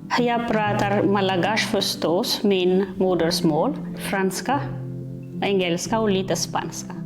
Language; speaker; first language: Swedish; non-native, learner; Malagasy